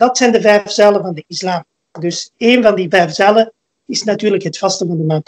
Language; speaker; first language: Dutch; early bilingual, other home language; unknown